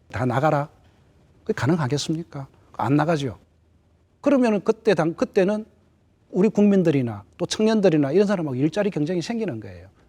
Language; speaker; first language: Korean; native; Korean